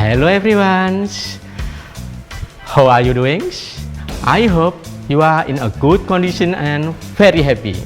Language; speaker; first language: English; non-native, fluent; Indonesian